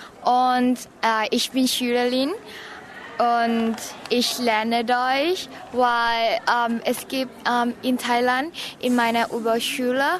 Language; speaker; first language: German; non-native, learner; Thai